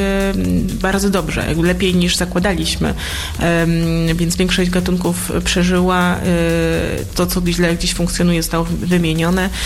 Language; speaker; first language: Polish; native; Polish